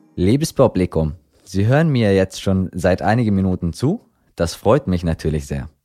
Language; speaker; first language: German; non-native, fluent; Arabic